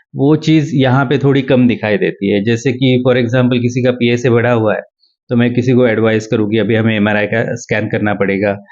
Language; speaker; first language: Hindi; non-native, local second language; Marathi